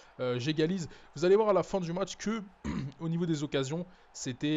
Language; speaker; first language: French; native; French